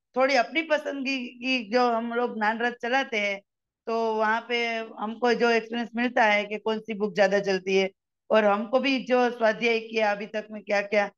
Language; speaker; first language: Hindi; native; Hindi